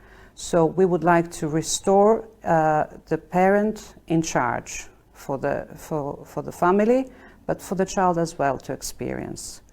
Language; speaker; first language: English; non-native, fluent; Albanian